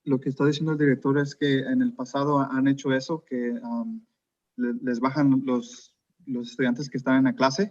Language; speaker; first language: Spanish; early bilingual, heritage; Spanish